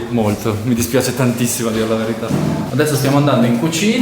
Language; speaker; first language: Italian; native; Italian